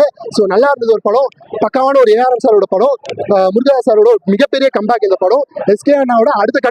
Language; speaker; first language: Tamil; native; Tamil